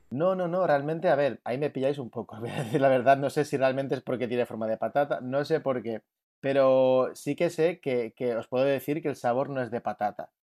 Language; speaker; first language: Spanish; native; Spanish